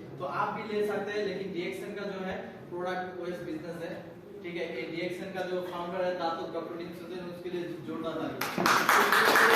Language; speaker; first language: Hindi; non-native, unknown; Bangla